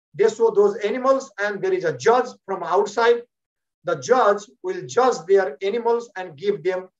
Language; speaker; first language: English; non-native, local second language; Nepali